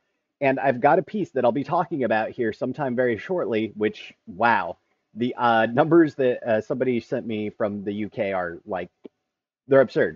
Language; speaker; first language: English; native; English